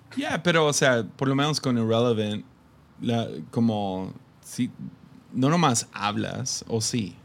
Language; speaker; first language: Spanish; early bilingual, heritage; Spanish